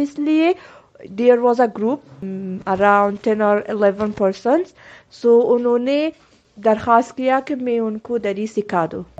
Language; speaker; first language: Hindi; non-native, fluent; Persian